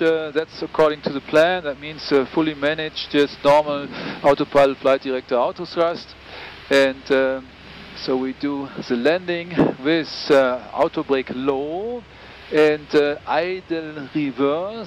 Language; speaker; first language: English; non-native, fluent; German